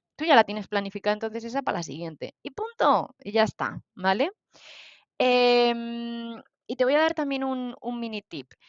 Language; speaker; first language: Spanish; native; Spanish